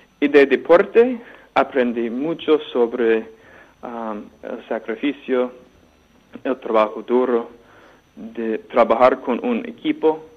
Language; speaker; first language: Spanish; non-native, fluent; English